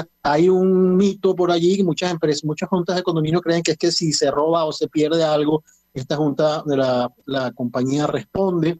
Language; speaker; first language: Spanish; native; Spanish